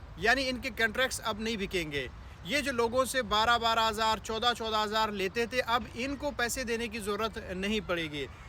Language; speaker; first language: Hindi; non-native, local second language; Punjabi